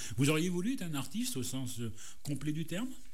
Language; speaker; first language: French; native; French